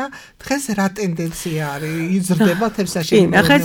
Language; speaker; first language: Georgian; native; Georgian